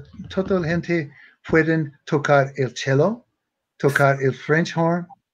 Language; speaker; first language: Spanish; non-native, learner; English